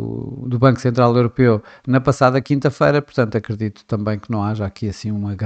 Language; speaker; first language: Portuguese; native; Portuguese